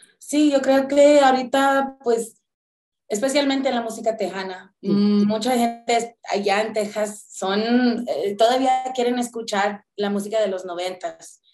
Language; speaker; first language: Spanish; early bilingual, heritage; Spanish